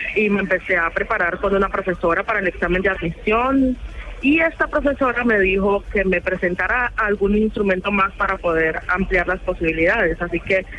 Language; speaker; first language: Spanish; native; Spanish